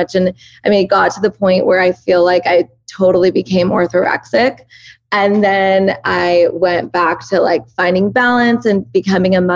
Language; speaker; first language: English; early bilingual, other home language; Persian